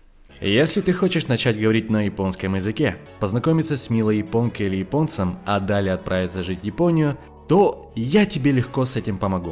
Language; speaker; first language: Russian; native; Russian